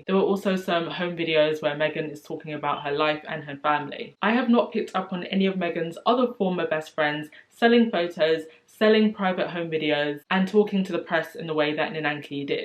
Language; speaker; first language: English; native; English